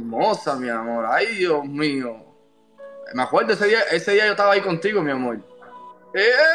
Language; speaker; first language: Spanish; native; Spanish